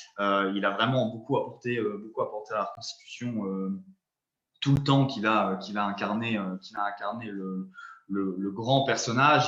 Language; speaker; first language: French; native; French